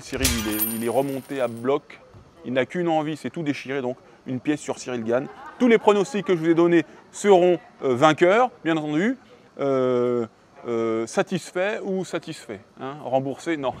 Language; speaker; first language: French; native; French